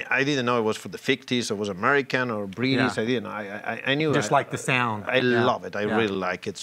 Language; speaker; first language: English; non-native, learner; Spanish